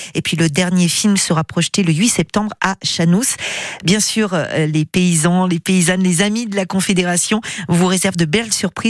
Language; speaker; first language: French; native; French